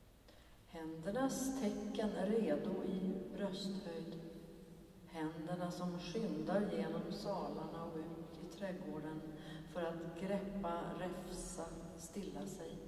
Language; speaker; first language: Swedish; native; Swedish